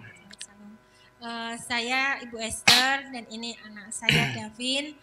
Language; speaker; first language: Indonesian; native; Indonesian